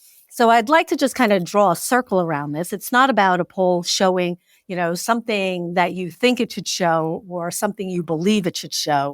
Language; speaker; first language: English; native; English